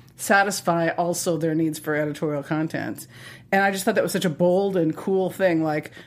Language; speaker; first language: English; native; English